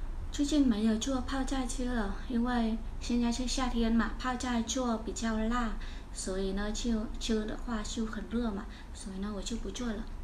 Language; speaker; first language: Chinese; non-native, fluent; Vietnamese